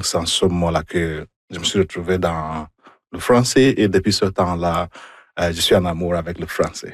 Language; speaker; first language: French; non-native, fluent; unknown